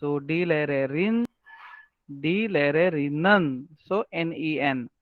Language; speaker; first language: German; non-native, learner; Marathi